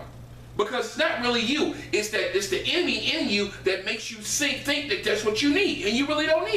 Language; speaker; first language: English; native; English